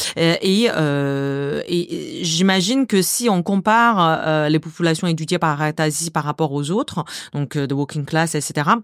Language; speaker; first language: French; non-native, fluent; Chinese